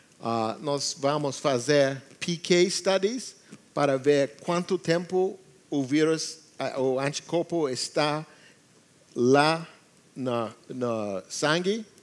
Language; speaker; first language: Portuguese; non-native, learner; English